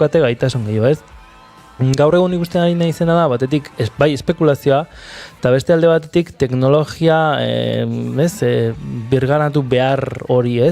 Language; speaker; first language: Basque; native; Basque